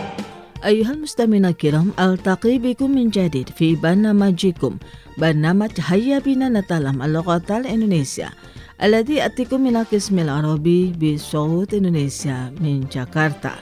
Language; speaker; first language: Arabic; non-native, fluent; Indonesian